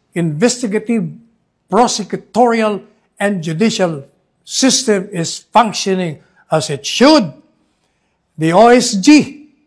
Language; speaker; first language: English; non-native, local second language; Filipino